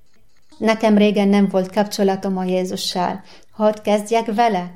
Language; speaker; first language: Hungarian; non-native, learner; Arabic